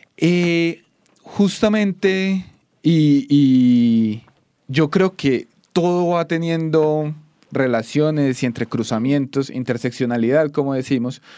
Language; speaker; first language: Spanish; native; Spanish